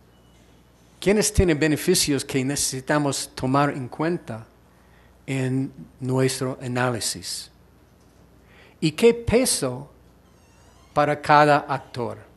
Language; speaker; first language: Spanish; non-native, fluent; English